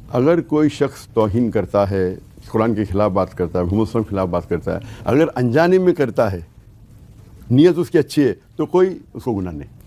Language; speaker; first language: Urdu; non-native, local second language; Konkani